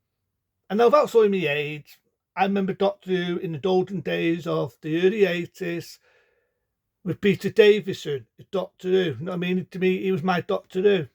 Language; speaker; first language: English; native; English